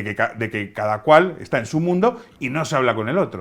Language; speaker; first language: Spanish; native; Spanish